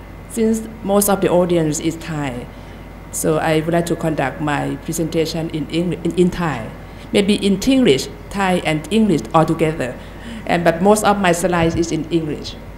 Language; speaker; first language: English; non-native, fluent; Thai